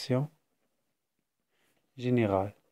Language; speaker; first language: French; non-native, fluent; Arabic